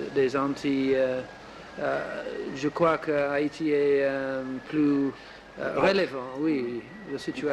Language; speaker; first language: French; non-native, learner; English